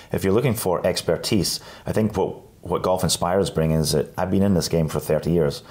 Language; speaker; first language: English; native; English